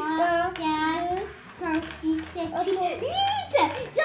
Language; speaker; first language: French; native; French